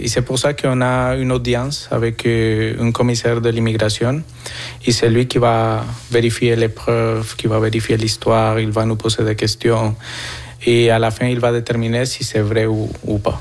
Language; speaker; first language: French; non-native, fluent; Spanish